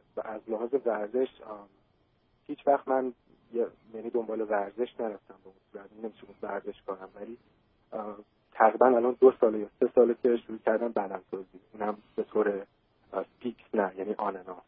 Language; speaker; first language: Persian; early bilingual, heritage; Persian